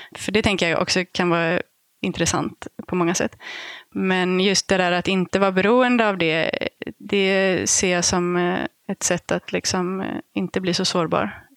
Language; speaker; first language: Swedish; native; Swedish